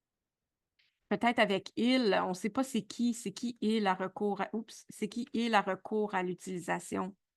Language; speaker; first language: French; native; French